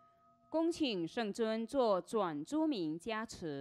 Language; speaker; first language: Chinese; native; Chinese